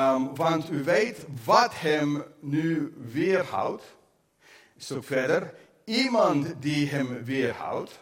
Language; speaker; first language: Dutch; non-native, fluent; English